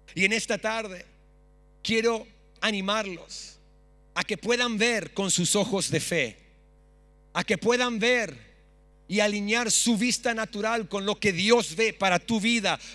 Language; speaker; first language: Spanish; early bilingual, other home language; English